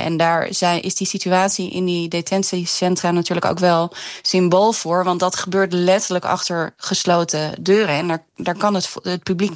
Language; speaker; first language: Dutch; native; Dutch